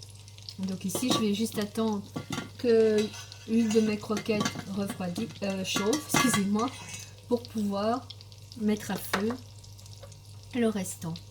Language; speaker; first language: French; native; French